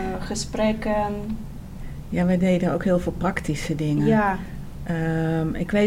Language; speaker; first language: Dutch; non-native, fluent; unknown